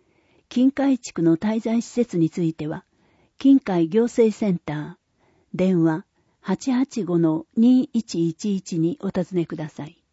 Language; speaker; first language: Japanese; native; Japanese